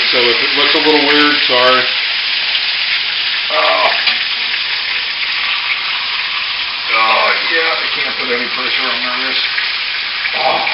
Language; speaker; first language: English; native; English